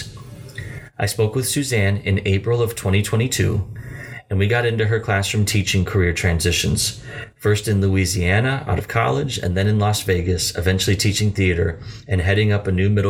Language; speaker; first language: English; native; English